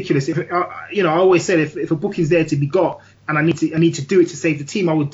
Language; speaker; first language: English; native; English